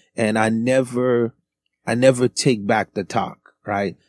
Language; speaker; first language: English; early bilingual, other home language; Haitian Creole